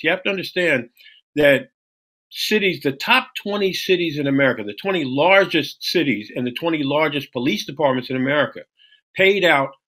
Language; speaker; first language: English; native; English